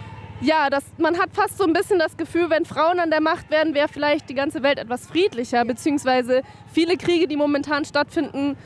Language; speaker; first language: German; native; German